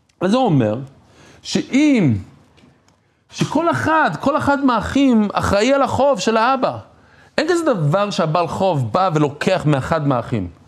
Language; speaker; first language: Hebrew; non-native, fluent; English